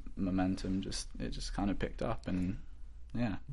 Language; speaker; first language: English; native; English